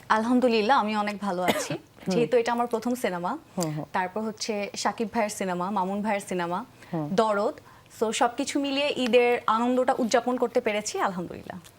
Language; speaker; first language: Bangla; native; Bangla